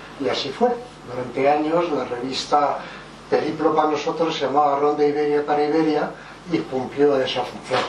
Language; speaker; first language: Spanish; early bilingual, other home language; French